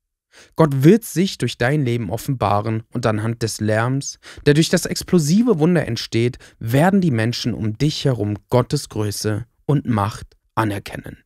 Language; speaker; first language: German; native; German